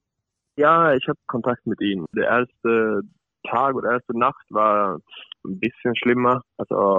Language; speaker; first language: German; non-native, fluent; Swedish